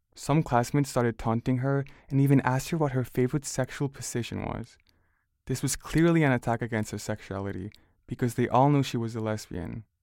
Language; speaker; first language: English; early bilingual, other home language; Spanish